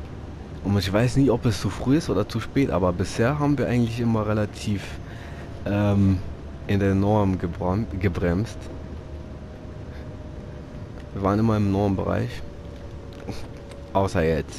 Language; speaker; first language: German; native; German